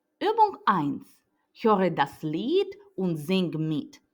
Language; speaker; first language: German; non-native, fluent; Ukrainian